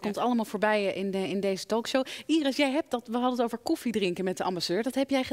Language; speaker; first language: Dutch; native; Dutch